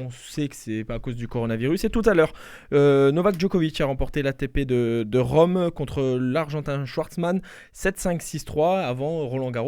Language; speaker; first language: French; native; French